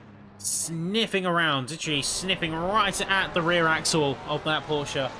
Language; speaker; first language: English; native; English